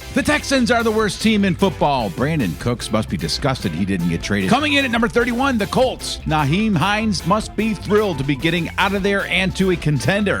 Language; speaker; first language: English; native; English